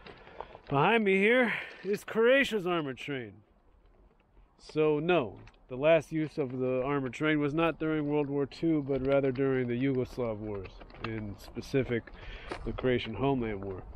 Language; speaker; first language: English; native; English